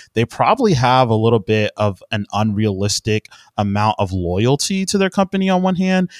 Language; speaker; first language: English; native; English